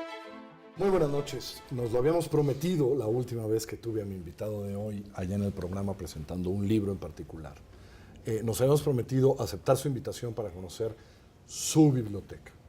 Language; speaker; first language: Spanish; native; Spanish